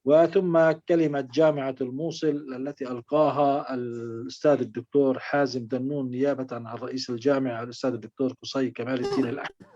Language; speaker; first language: Arabic; native; Arabic